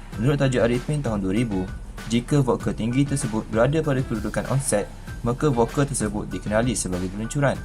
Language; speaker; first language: Malay; native; Malay